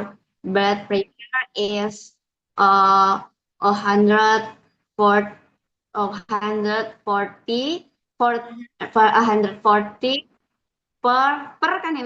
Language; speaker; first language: English; non-native, learner; Indonesian